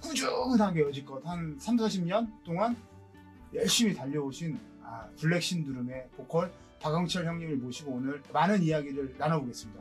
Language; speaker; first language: Korean; native; Korean